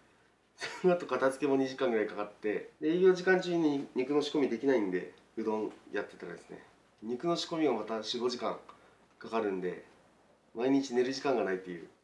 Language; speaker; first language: Japanese; native; Japanese